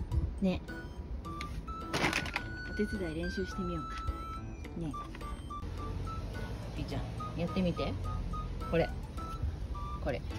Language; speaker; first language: Japanese; native; Japanese